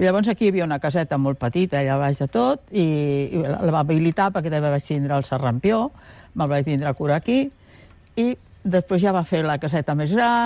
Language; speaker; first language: Catalan; native; Catalan